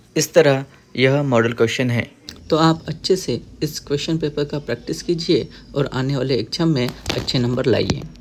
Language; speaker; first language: Hindi; non-native, local second language; Marathi